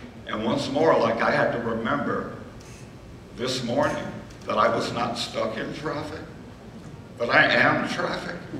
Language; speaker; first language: English; native; English